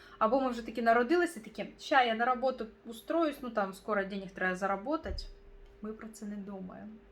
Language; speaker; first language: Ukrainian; non-native, local second language; Russian